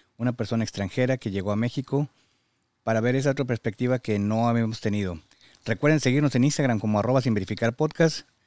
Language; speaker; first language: Spanish; native; Spanish